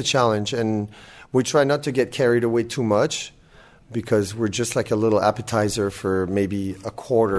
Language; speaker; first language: English; non-native, fluent; French